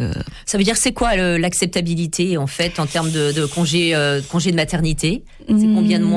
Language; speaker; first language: French; native; French